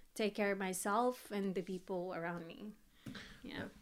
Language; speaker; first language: English; early bilingual, other home language; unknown